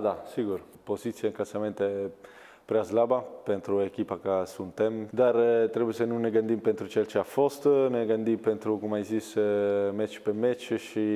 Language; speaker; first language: Romanian; non-native, learner; Italian